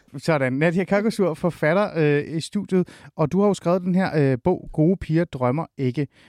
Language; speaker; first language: Danish; early bilingual, other home language; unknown